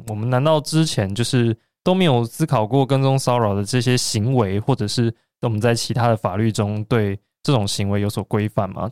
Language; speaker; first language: Chinese; native; Chinese